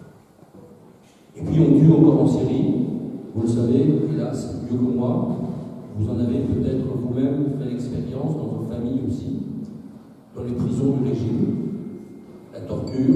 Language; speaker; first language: French; native; French